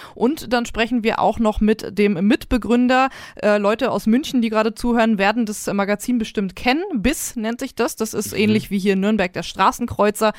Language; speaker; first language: German; native; German